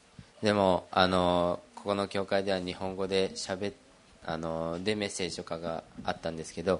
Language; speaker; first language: Japanese; early bilingual, other home language; Portuguese